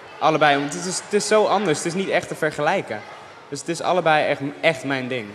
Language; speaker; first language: Dutch; native; Dutch